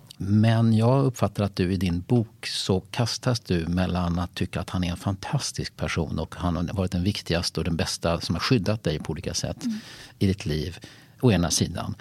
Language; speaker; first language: Swedish; native; Swedish